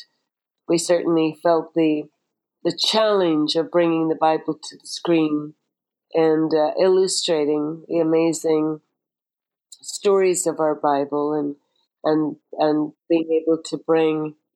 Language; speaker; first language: English; native; English